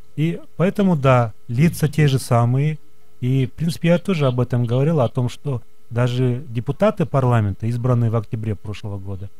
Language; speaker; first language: Russian; non-native, local second language; Kyrgyz